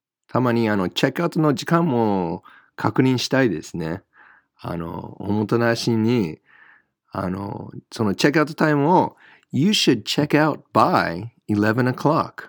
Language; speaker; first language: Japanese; non-native, fluent; English